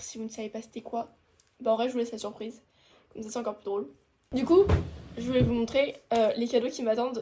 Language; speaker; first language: French; native; French